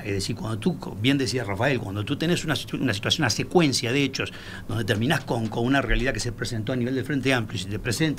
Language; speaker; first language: Spanish; native; Spanish